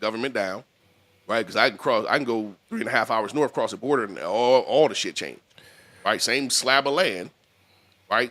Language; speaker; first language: English; native; English